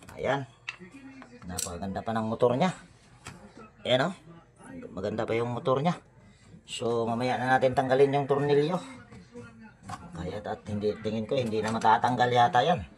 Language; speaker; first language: Filipino; native; Filipino